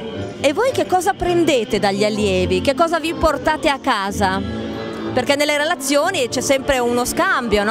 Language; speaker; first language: Italian; native; Italian